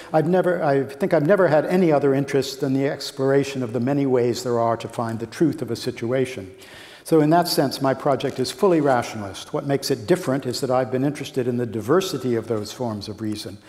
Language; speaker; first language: English; native; English